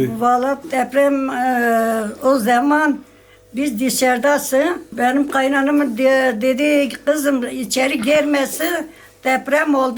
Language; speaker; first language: Turkish; non-native, local second language; Kurdish